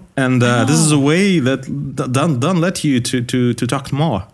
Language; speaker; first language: English; non-native, learner; Russian